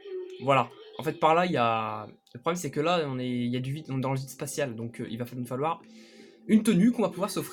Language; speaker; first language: French; native; French